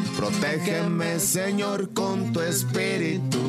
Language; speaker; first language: Spanish; native; Spanish